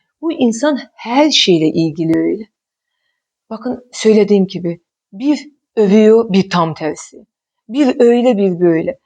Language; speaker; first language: Turkish; non-native, fluent; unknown